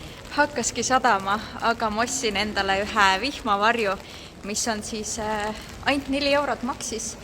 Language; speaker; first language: Estonian; native; Estonian